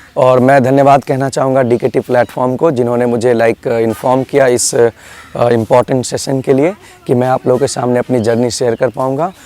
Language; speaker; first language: Hindi; native; Hindi